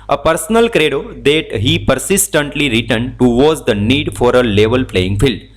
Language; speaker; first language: English; non-native, local second language; Gujarati